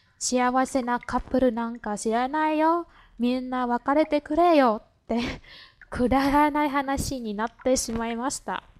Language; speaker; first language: Japanese; non-native, fluent; Vietnamese